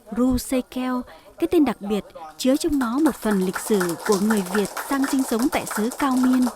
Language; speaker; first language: Vietnamese; native; Vietnamese